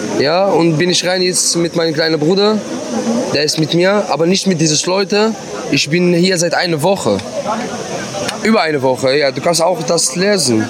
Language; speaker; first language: German; non-native, learner; Arabic